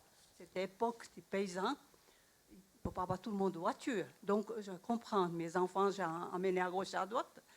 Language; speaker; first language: French; non-native, learner; Japanese